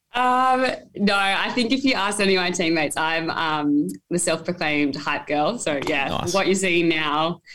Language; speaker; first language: English; native; English